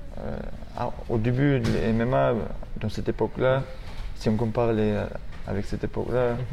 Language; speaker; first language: French; non-native, fluent; Russian